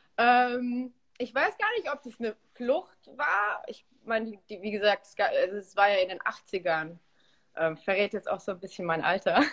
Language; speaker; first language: German; early bilingual, other home language; Polish